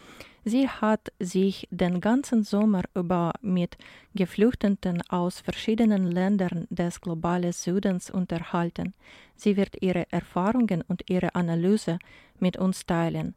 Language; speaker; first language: German; non-native, fluent; Ukrainian